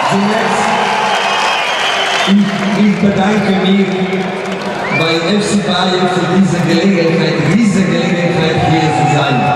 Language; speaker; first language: German; non-native, learner; Catalan